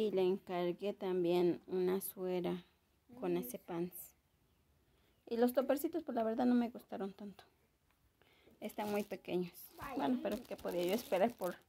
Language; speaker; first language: Spanish; native; Spanish